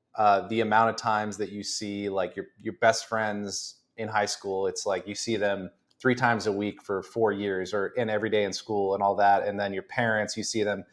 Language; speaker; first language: English; native; English